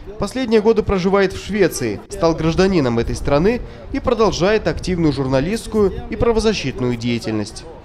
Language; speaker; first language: Russian; non-native, fluent; Georgian